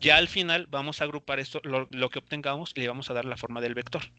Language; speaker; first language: Spanish; native; Spanish